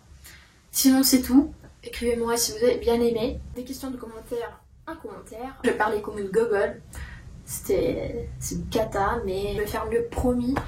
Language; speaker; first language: French; non-native, fluent; Russian